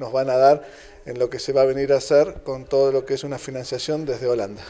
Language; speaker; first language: Spanish; native; Spanish